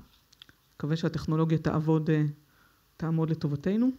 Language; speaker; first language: Hebrew; native; Hebrew